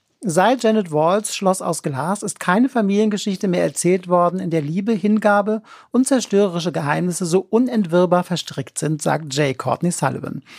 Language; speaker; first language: German; native; German